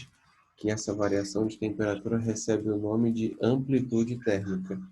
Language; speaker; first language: Portuguese; native; Portuguese